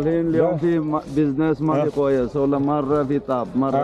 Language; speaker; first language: Arabic; non-native, learner; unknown